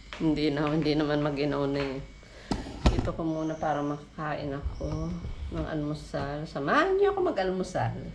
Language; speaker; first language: Filipino; non-native, local second language; Bikol